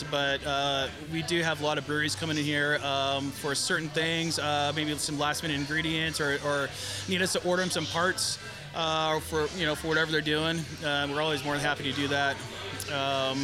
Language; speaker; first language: English; native; English